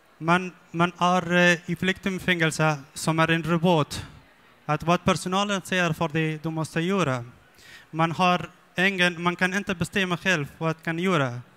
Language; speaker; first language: Swedish; non-native, learner; Persian